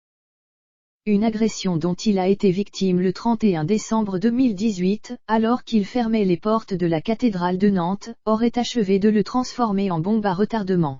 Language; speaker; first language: French; native; French